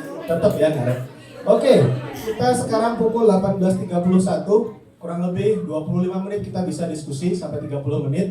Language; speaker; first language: Indonesian; native; Indonesian